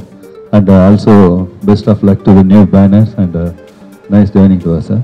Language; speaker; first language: Telugu; non-native, fluent; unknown